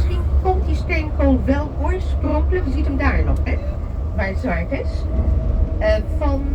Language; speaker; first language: Dutch; non-native, fluent; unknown